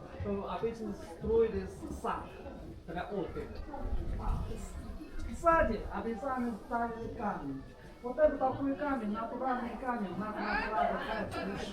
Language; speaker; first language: Russian; non-native, learner; Chinese